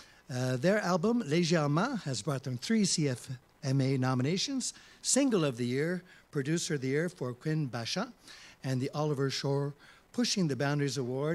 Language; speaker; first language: English; early bilingual, other home language; French